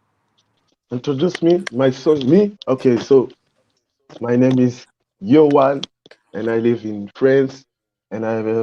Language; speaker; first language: English; non-native, learner; French